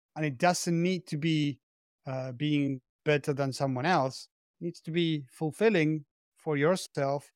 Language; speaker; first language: English; non-native, fluent; Spanish